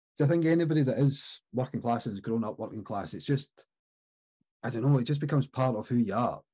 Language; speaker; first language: English; native; English